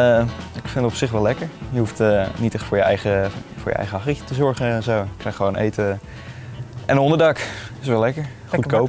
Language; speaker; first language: Dutch; native; Dutch